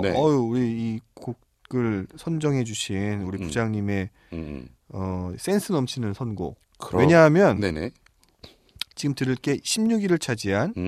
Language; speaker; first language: Korean; native; Korean